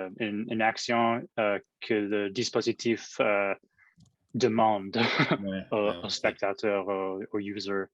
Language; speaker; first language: French; non-native, local second language; English